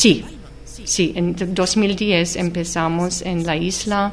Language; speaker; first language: Spanish; non-native, fluent; German